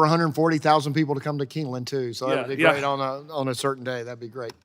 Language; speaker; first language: English; native; English